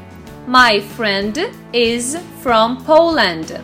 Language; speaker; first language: English; non-native, fluent; Russian